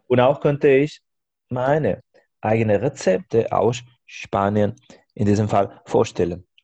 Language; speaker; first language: German; non-native, fluent; Spanish